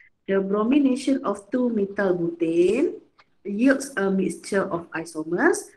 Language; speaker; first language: English; non-native, local second language; Malay